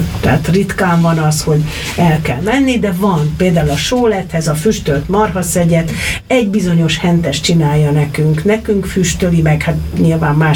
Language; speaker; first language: Hungarian; native; Hungarian